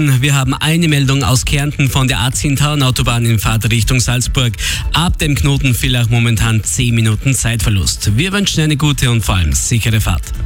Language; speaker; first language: German; native; German